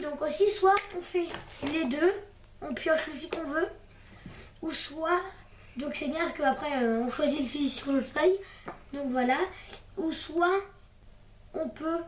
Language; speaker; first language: French; native; French